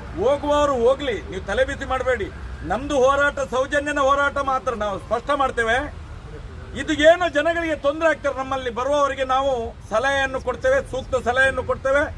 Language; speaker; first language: Kannada; non-native, local second language; Tulu